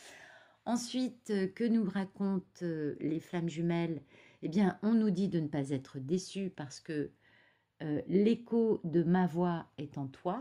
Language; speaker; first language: French; native; French